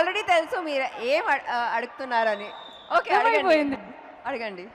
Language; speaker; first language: Telugu; non-native, local second language; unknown